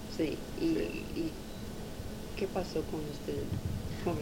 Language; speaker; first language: Spanish; non-native, learner; English